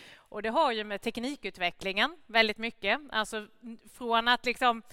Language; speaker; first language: Swedish; native; Swedish